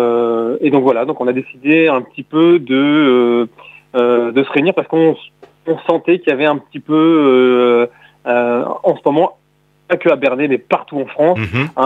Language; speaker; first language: French; native; French